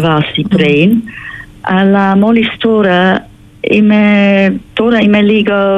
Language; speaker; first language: Greek; non-native, learner; English